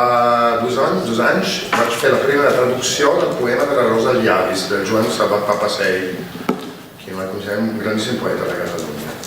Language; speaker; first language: Catalan; non-native, fluent; Italian